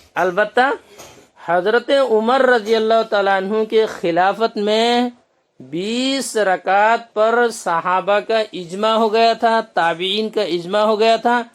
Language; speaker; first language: Urdu; non-native, local second language; Manipuri